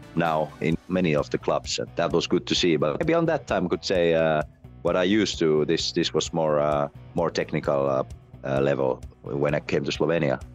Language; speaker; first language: English; non-native, fluent; Finnish